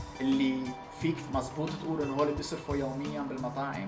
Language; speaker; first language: Arabic; early bilingual, heritage; Arabic